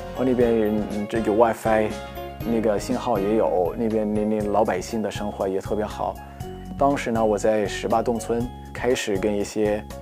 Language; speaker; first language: Chinese; non-native, fluent; Arabic